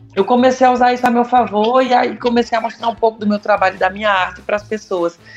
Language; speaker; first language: Portuguese; native; Portuguese